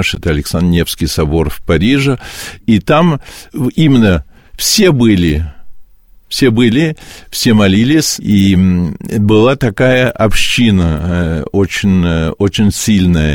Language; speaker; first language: Russian; early bilingual, heritage; Russian